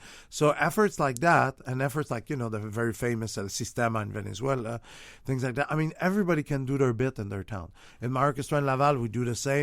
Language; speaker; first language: English; non-native, fluent; French